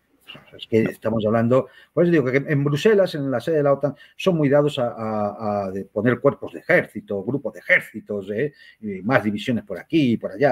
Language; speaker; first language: Spanish; native; Spanish